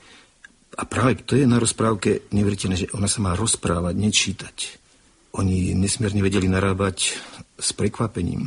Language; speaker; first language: Slovak; native; Slovak